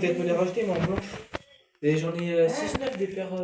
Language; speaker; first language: French; native; French